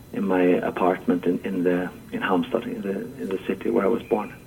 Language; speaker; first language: English; non-native, fluent; Swedish